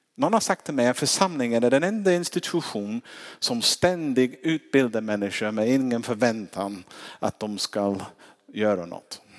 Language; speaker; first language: Swedish; non-native, fluent; English